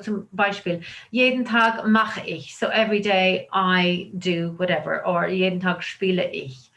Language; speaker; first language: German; non-native, fluent; English